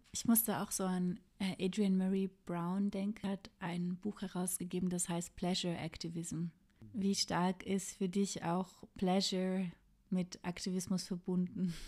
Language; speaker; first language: German; native; German